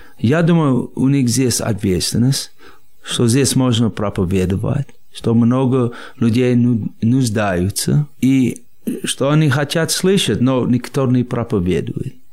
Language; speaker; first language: Russian; non-native, fluent; English